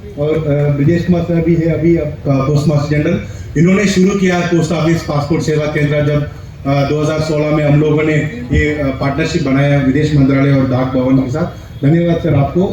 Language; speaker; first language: Hindi; non-native, local second language; Tamil